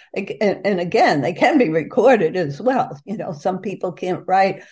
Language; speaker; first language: English; native; English